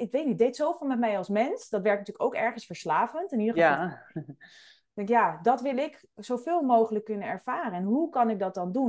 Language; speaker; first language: Dutch; native; Dutch